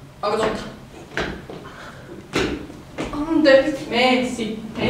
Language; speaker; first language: Finnish; native; Finnish